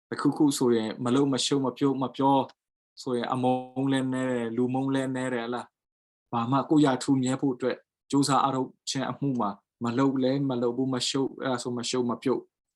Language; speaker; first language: Burmese; non-native, local second language; Tedim Chin